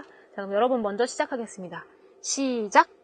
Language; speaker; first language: Korean; native; Korean